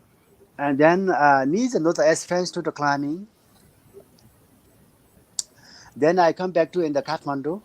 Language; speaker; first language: English; non-native, learner; Nepali